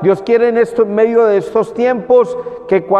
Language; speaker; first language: Spanish; native; Spanish